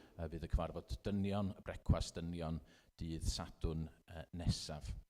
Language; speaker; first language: Welsh; native; Welsh